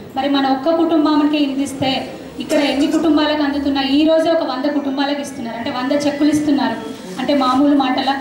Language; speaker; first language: Telugu; native; Telugu